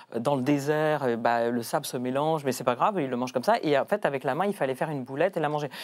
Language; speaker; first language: French; native; French